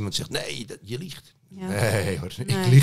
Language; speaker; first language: Dutch; native; Dutch